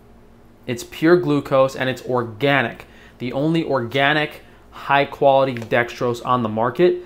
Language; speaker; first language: English; native; English